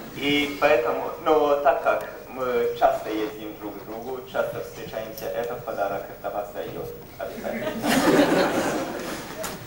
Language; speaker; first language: Russian; non-native, fluent; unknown